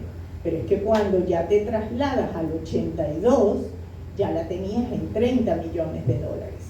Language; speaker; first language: Spanish; native; Spanish